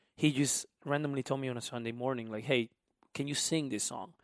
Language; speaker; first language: English; early bilingual, other home language; Spanish